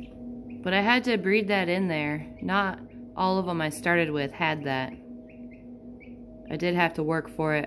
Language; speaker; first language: English; native; English